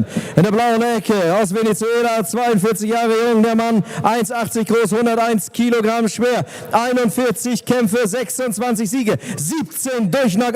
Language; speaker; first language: German; native; German